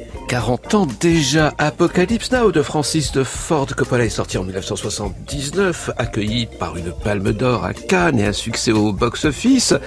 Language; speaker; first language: French; native; French